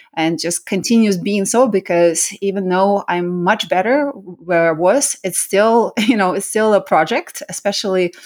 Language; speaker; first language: English; early bilingual, other home language; Russian